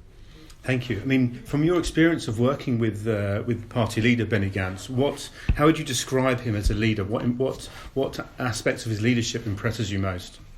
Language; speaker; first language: English; native; English